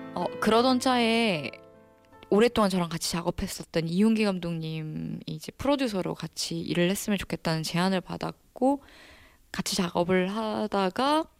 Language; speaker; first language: Korean; native; Korean